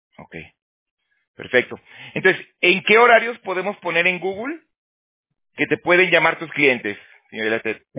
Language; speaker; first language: Spanish; native; Spanish